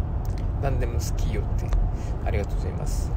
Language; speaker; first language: Japanese; non-native, fluent; Korean